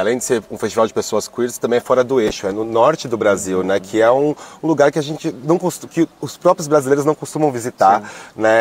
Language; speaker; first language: Portuguese; native; Portuguese